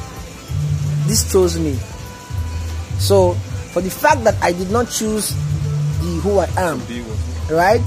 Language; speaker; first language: English; non-native, local second language; Nigerian Pidgin